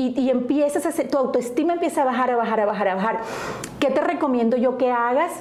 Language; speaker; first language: Spanish; native; Spanish